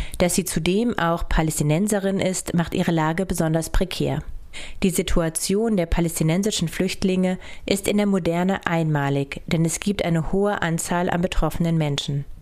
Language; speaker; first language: German; native; German